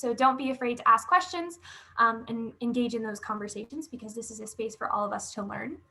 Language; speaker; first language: English; native; English